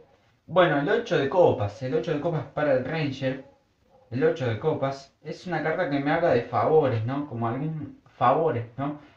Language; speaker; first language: Spanish; native; Spanish